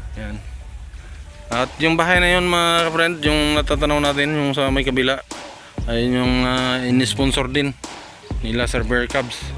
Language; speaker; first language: Filipino; non-native, local second language; Bikol